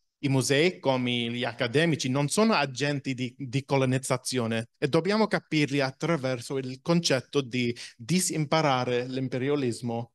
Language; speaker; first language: Italian; non-native, fluent; English